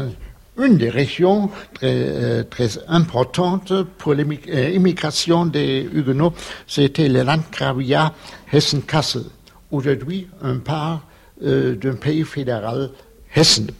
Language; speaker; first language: French; non-native, fluent; German